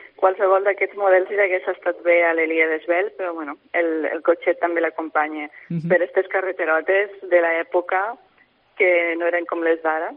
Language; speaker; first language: Catalan; native; Catalan